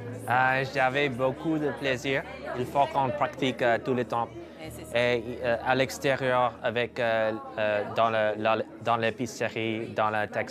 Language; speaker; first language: French; non-native, learner; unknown